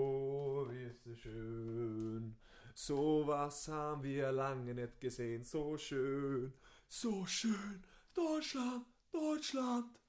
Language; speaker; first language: Swedish; early bilingual, other home language; German